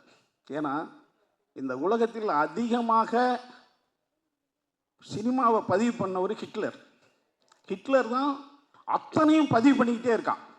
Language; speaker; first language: Tamil; native; Tamil